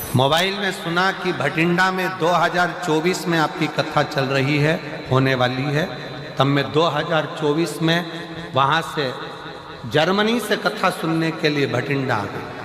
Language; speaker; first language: Hindi; native; Hindi